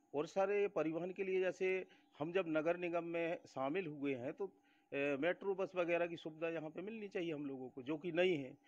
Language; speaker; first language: Hindi; native; Hindi